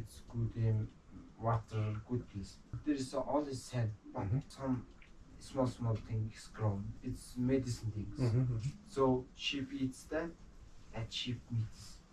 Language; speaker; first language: English; non-native, learner; Mongolian